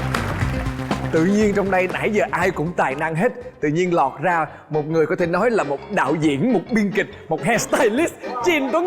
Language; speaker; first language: Vietnamese; native; Vietnamese